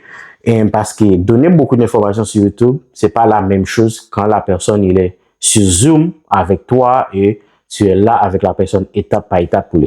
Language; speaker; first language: French; non-native, local second language; Haitian Creole